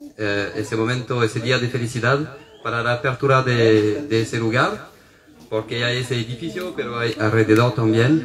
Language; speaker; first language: Spanish; non-native, fluent; French